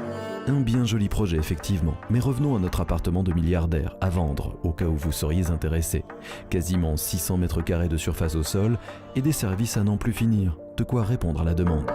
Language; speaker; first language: French; native; French